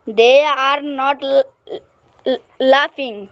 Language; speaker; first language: English; non-native, learner; Hindi